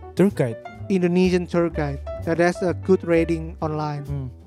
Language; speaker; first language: English; non-native, fluent; Indonesian